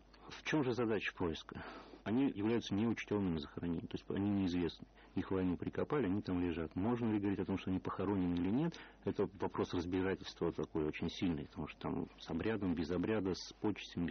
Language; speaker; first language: Russian; native; Russian